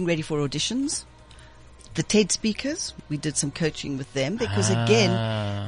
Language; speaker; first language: English; native; English